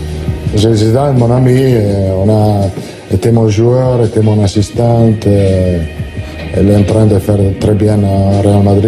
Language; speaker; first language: French; non-native, fluent; Italian